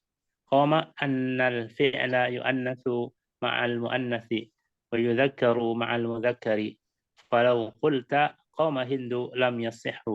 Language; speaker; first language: Arabic; non-native, learner; Indonesian